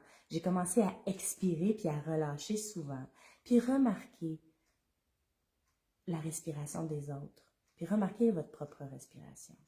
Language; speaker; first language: French; native; French